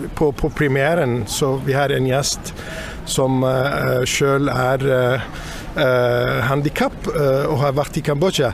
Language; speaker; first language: Norwegian; non-native, fluent; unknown